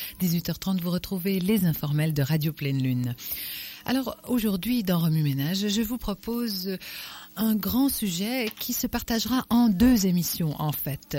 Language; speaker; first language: French; native; French